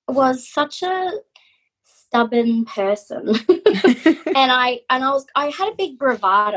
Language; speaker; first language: English; native; English